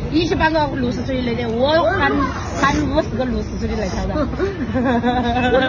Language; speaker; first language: Chinese; native; Chinese